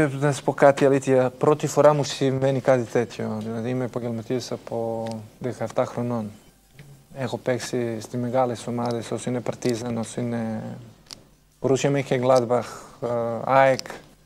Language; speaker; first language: Greek; non-native, fluent; Serbian